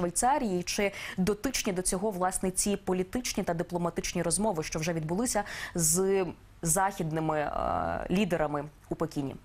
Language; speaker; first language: Ukrainian; native; Ukrainian